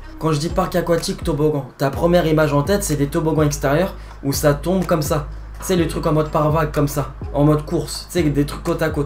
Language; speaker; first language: French; native; French